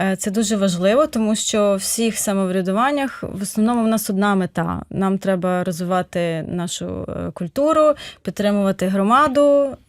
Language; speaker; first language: Ukrainian; native; Ukrainian